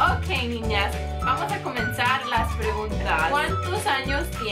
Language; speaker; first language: Spanish; early bilingual, heritage; Spanish